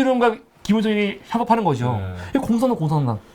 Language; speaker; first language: Korean; native; Korean